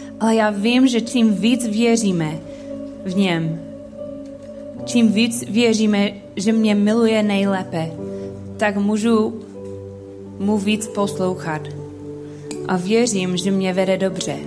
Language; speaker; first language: Czech; non-native, learner; English